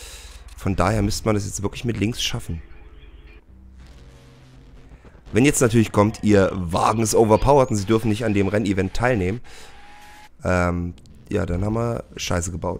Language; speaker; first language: German; native; German